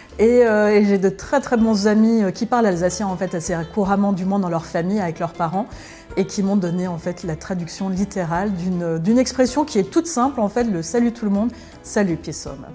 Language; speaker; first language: French; early bilingual, other home language; Spanish